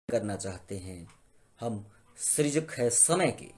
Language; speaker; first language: Hindi; native; Hindi